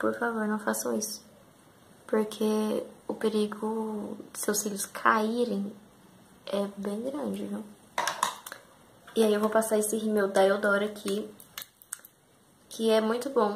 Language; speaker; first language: Portuguese; native; Portuguese